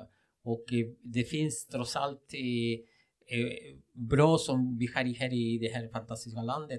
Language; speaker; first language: Swedish; non-native, fluent; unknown